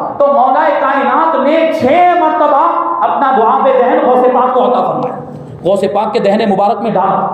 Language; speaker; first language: Urdu; native; Urdu